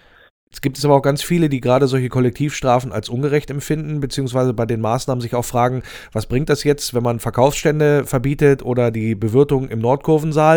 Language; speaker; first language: German; native; German